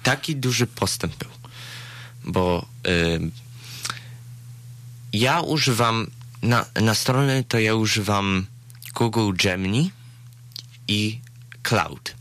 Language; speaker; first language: Polish; early bilingual, heritage; Polish